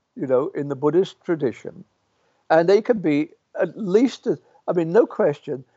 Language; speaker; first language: English; native; English